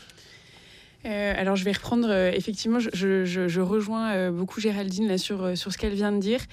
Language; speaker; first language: French; native; French